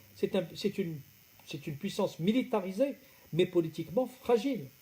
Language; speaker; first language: French; non-native, local second language; Arabic